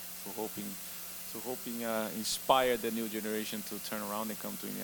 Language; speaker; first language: English; non-native, fluent; Portuguese